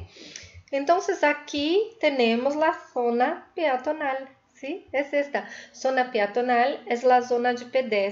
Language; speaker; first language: Spanish; non-native, fluent; Portuguese